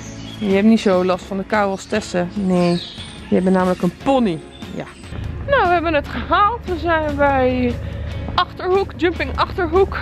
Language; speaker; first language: Dutch; native; Dutch